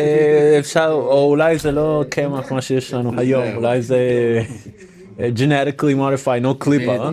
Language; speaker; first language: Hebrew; non-native, fluent; English